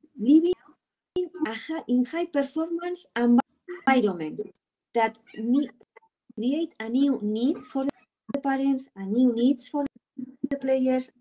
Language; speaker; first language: English; non-native, learner; Spanish